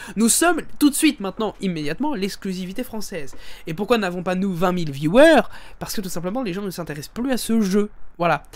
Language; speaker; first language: French; native; French